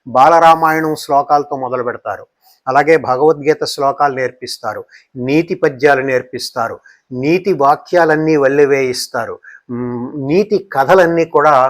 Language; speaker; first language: Telugu; native; Telugu